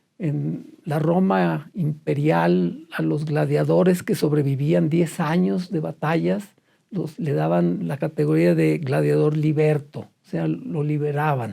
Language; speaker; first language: Spanish; native; Spanish